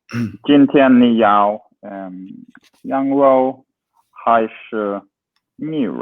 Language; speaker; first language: Chinese; non-native, learner; English